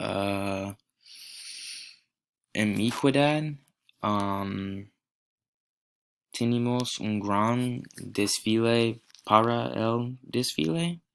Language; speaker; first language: Spanish; non-native, learner; English